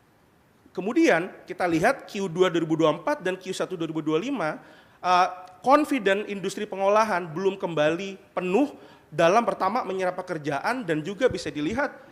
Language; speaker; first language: Indonesian; native; Indonesian